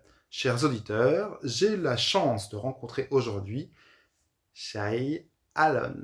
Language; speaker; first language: French; native; French